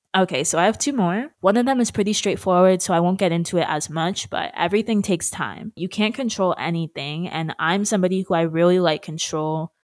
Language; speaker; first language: English; native; English